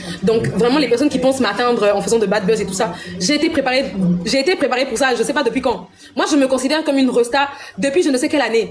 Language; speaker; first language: French; non-native, local second language; Lingala